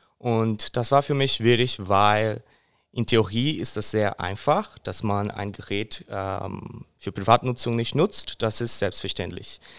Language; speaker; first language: German; non-native, fluent; Portuguese